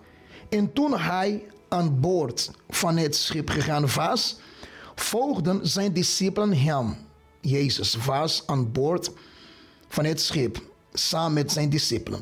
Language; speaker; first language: Dutch; non-native, fluent; Portuguese